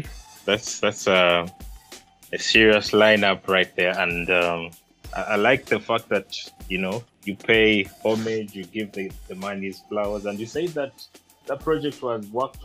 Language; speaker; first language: English; non-native, local second language; Ganda